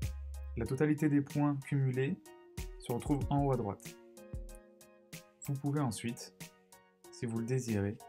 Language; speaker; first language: French; native; French